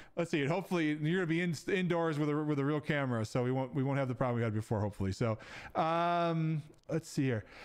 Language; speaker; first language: English; native; English